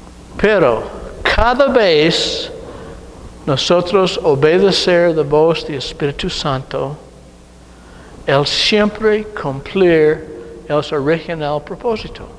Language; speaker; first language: Spanish; non-native, learner; English